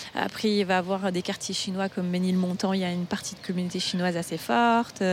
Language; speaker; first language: French; non-native, fluent; Portuguese